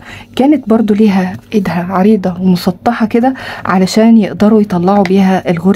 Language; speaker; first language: Arabic; native; Arabic